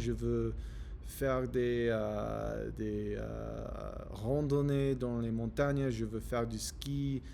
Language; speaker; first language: French; non-native, learner; English